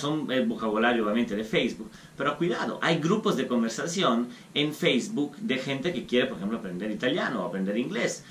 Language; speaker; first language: Spanish; non-native, fluent; Italian